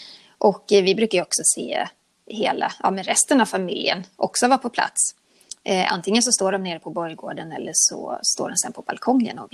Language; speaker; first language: Swedish; native; Swedish